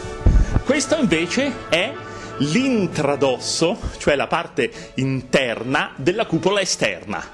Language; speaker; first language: Italian; native; Italian